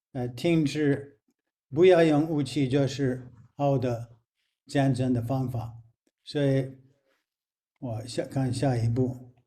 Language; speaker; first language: Chinese; non-native, fluent; English